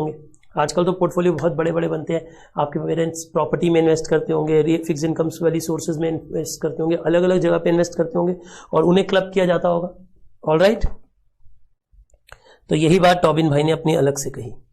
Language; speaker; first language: Hindi; native; Hindi